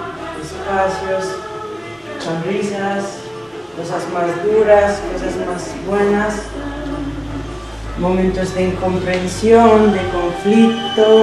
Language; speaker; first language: Spanish; non-native, fluent; Italian